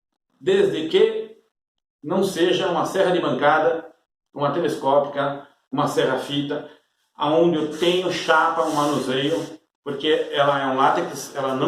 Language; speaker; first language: Portuguese; native; Portuguese